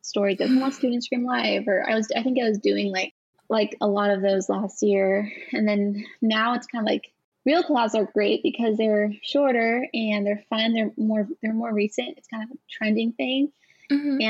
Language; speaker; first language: English; native; English